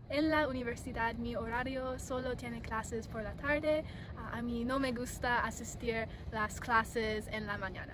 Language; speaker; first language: Spanish; non-native, learner; English